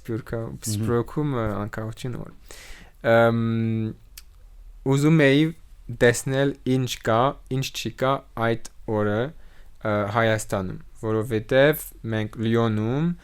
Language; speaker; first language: Armenian; non-native, learner; French